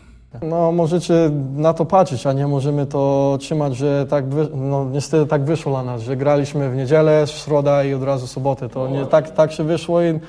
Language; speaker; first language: Polish; early bilingual, heritage; English